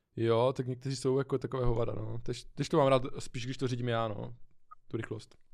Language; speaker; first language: Czech; native; Czech